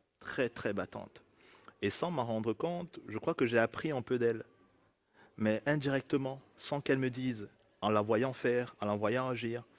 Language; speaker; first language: French; native; French